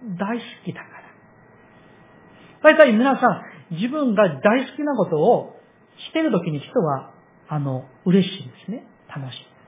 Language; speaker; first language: Japanese; non-native, fluent; Korean